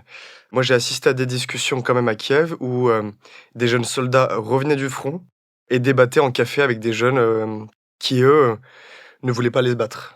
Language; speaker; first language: French; native; French